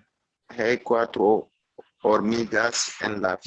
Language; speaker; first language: Spanish; non-native, learner; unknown